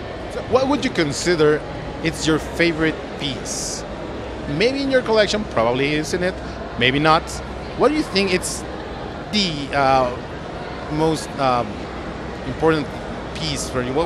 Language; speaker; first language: English; non-native, fluent; Spanish